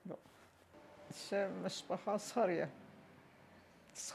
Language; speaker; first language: Hebrew; non-native, fluent; Arabic